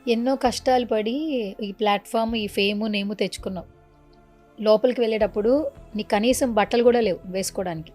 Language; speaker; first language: Telugu; native; Telugu